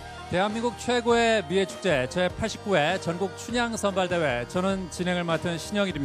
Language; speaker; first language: Korean; native; Korean